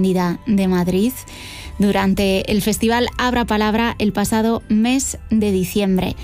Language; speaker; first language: Spanish; native; Spanish